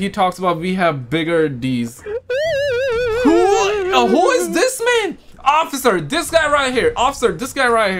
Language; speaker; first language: English; native; English